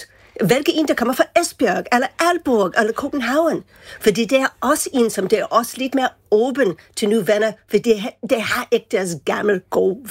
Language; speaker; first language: Danish; non-native, fluent; English